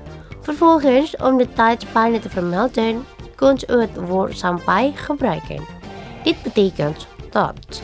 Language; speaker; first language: Dutch; non-native, learner; Indonesian